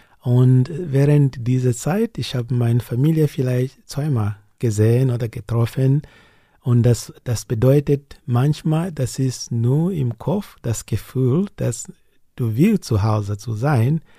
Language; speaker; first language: German; non-native, learner; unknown